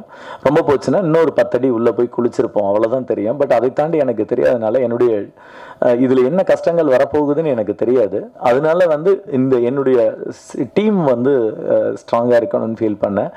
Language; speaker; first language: Tamil; native; Tamil